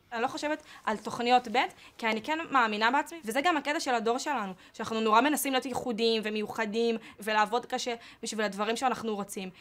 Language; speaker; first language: Hebrew; native; Hebrew